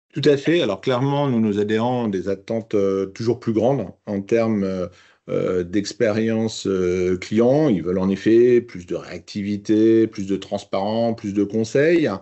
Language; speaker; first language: French; native; French